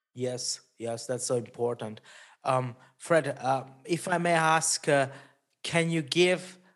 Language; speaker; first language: English; non-native, fluent; Italian